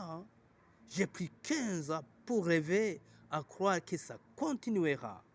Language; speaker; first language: French; non-native, local second language; Rundi